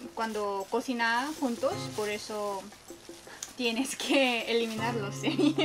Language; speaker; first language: Spanish; non-native, fluent; Korean